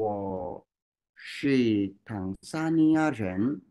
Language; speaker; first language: Chinese; non-native, learner; Swahili